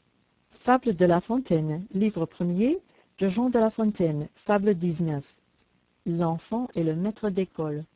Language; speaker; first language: French; native; French